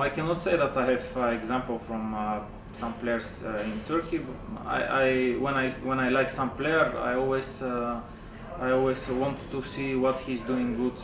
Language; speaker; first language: English; non-native, fluent; Bulgarian